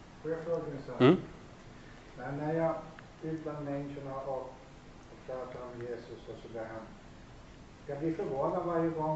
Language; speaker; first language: Swedish; non-native, fluent; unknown